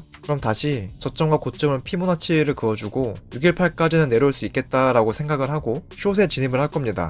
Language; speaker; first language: Korean; native; Korean